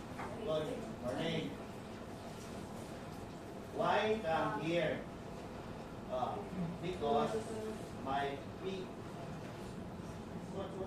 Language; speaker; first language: English; non-native, local second language; Cebuano